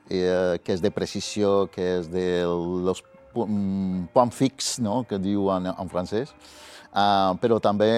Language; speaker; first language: Catalan; non-native, fluent; Spanish